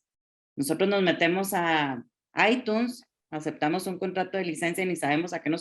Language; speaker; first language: Spanish; native; Spanish